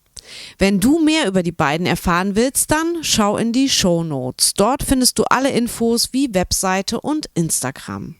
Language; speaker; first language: German; native; German